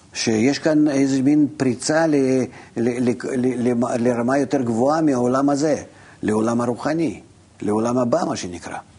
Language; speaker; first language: Hebrew; non-native, fluent; Russian